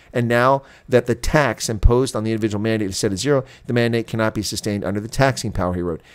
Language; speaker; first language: English; native; English